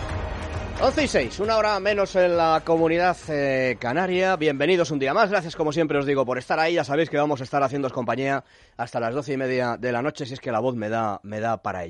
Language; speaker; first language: Spanish; native; Spanish